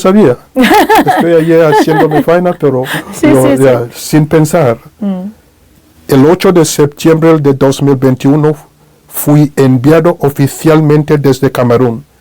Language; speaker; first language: Spanish; non-native, fluent; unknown